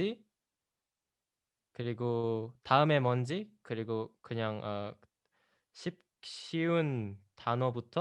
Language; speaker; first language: Korean; non-native, learner; Indonesian